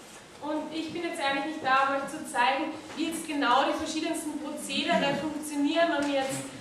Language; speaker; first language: German; native; German